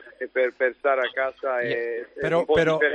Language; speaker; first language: Spanish; non-native, learner; Serbian